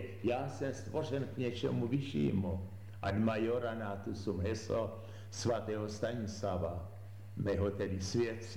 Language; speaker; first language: Czech; native; Czech